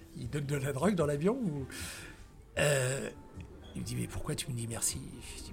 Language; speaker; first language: French; native; French